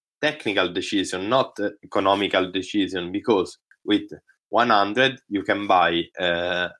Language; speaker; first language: English; non-native, learner; Italian